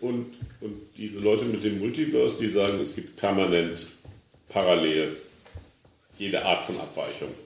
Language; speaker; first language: German; native; German